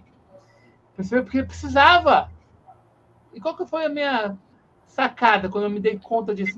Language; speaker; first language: Portuguese; native; Portuguese